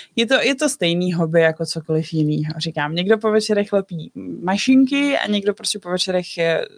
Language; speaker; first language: Czech; native; Czech